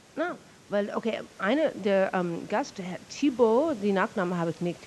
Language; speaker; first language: German; non-native, fluent; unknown